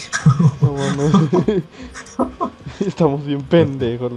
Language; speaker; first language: Spanish; native; Spanish